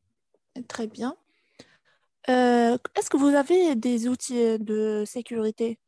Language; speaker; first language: French; non-native, learner; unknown